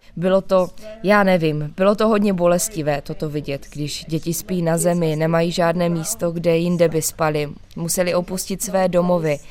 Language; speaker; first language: Czech; non-native, fluent; Ukrainian